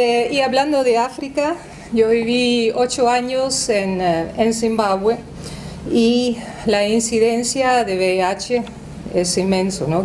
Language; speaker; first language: Spanish; non-native, fluent; Dutch